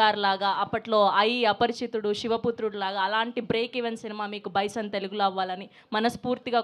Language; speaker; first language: Telugu; native; Telugu